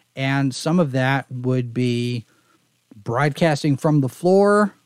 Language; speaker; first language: English; native; English